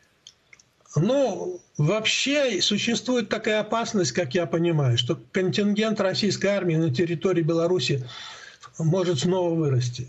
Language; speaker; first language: Russian; native; Russian